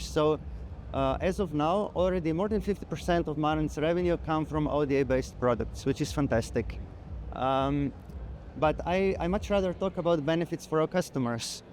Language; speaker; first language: English; non-native, fluent; Slovenian